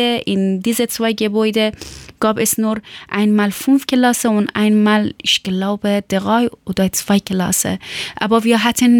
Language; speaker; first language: German; non-native, learner; Persian